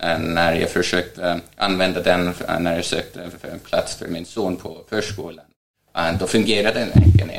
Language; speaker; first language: Swedish; non-native, fluent; Estonian